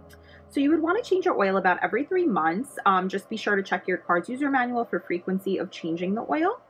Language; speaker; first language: English; native; English